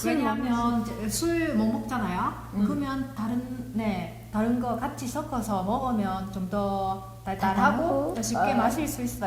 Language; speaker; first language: Korean; non-native, fluent; Vietnamese